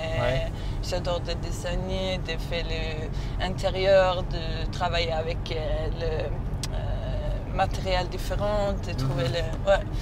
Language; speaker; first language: French; non-native, learner; Serbian